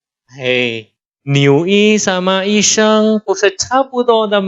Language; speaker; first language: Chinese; non-native, fluent; Indonesian